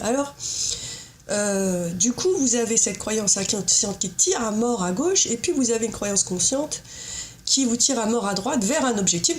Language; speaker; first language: French; native; French